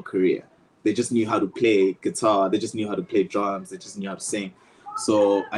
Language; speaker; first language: English; non-native, local second language; Zulu